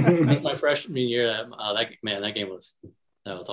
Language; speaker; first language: English; native; English